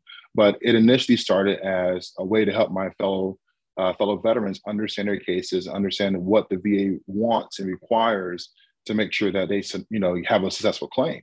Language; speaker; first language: English; native; English